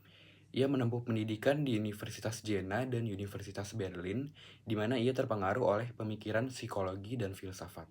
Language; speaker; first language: Indonesian; native; Indonesian